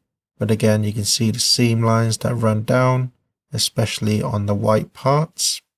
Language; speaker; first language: English; native; English